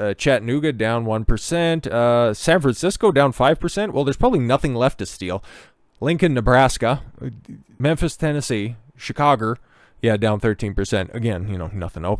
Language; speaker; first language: English; native; English